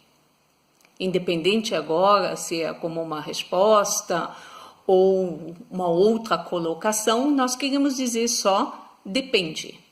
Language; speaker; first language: Portuguese; non-native, fluent; German